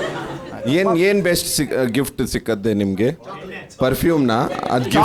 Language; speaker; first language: Kannada; non-native, learner; Punjabi